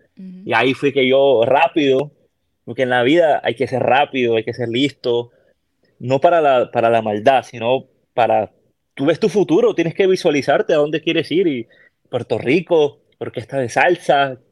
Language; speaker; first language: Spanish; native; Spanish